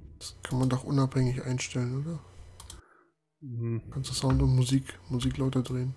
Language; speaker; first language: German; native; German